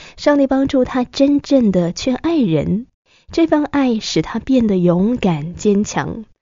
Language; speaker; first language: Chinese; native; Chinese